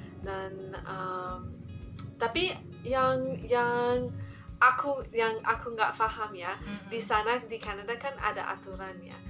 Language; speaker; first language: Indonesian; non-native, fluent; English